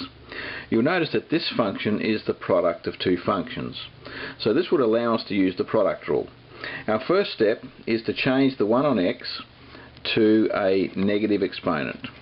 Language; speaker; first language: English; native; English